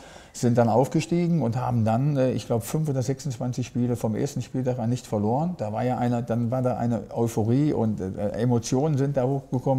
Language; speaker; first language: German; native; German